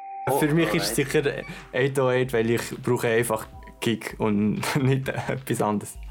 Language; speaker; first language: German; non-native, local second language; French